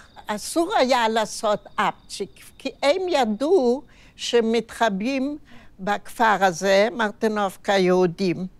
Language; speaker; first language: Hebrew; non-native, fluent; Yiddish